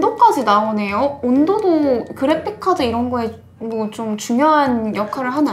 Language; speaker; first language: Korean; native; Korean